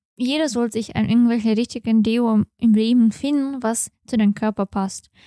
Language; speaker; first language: German; non-native, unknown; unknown